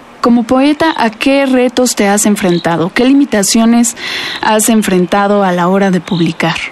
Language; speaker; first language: Spanish; native; Spanish